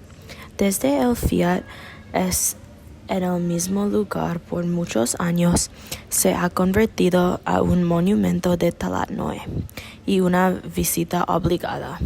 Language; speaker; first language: Spanish; non-native, learner; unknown